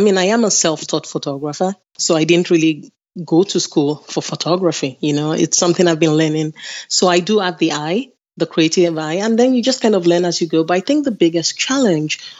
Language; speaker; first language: English; non-native, local second language; Yoruba